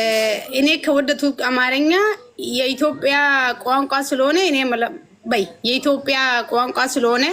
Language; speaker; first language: Amharic; non-native, local second language; Oromo